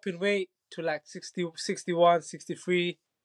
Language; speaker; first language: English; non-native, local second language; Bangla